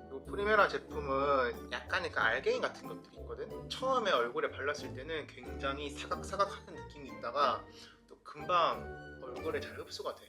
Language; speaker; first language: Korean; native; Korean